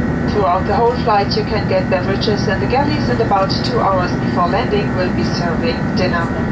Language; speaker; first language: English; non-native, fluent; German